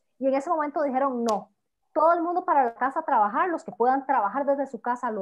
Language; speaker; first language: Spanish; native; Spanish